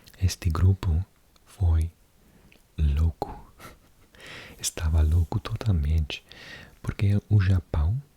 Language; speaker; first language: Portuguese; non-native, learner; English